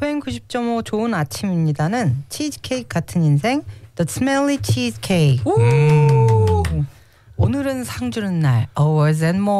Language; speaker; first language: Korean; native; Korean